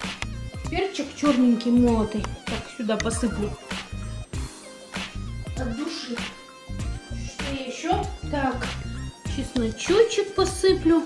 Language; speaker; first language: Russian; native; Russian